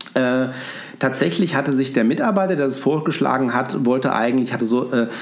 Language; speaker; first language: German; native; German